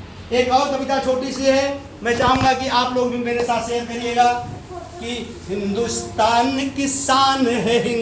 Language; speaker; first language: Hindi; native; Hindi